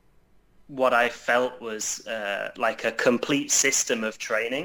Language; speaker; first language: English; native; English